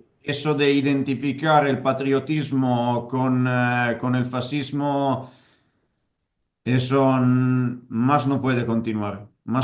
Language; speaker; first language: Spanish; non-native, fluent; Italian